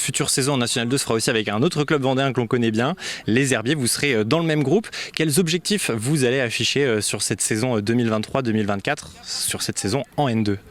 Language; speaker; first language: French; native; French